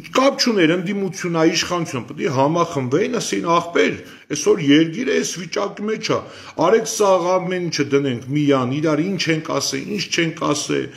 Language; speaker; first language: Armenian; native; Armenian